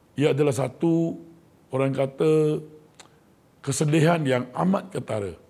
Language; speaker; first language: Malay; non-native, local second language; Chinese